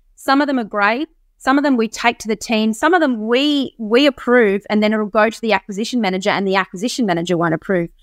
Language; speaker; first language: English; native; English